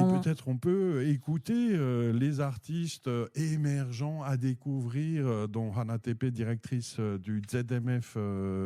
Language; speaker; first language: French; native; French